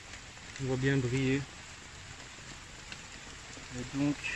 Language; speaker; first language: French; native; French